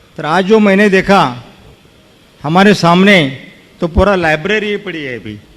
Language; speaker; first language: Hindi; non-native, local second language; Kannada